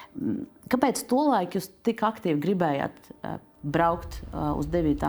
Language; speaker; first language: Latvian; native; Latvian